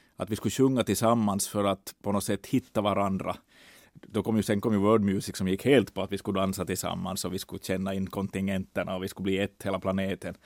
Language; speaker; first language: Swedish; native; Swedish